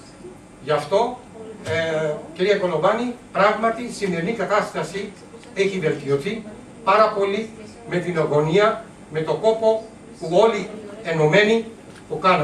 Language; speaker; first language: Greek; non-native, learner; Urdu